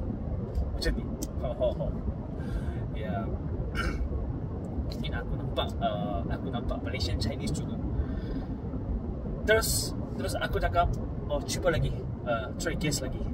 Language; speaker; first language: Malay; non-native, fluent; Korean